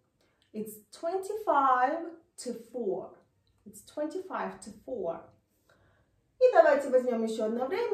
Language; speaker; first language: Russian; native; Russian